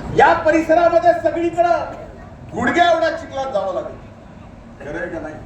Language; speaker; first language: Marathi; native; Marathi